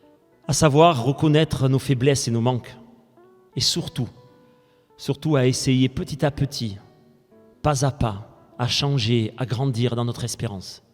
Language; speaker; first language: French; native; French